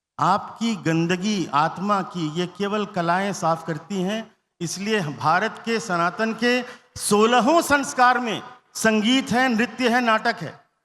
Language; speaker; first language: Hindi; non-native, local second language; Bangla